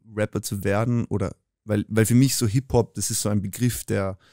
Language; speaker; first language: German; native; German